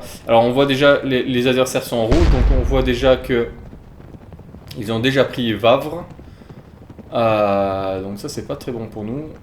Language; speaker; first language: French; native; French